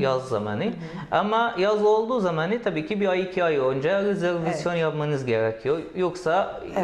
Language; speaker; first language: Turkish; non-native, learner; Arabic